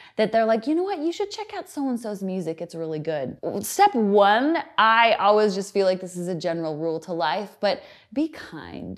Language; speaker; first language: English; native; English